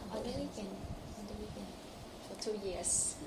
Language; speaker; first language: English; non-native, local second language; Thai